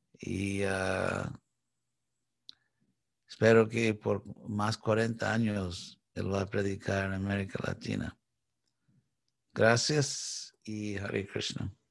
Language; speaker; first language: Spanish; non-native, fluent; English